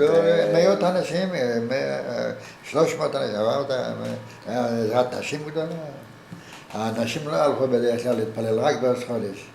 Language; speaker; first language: Hebrew; non-native, fluent; Yiddish